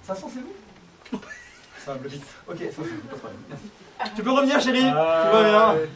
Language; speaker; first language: French; native; French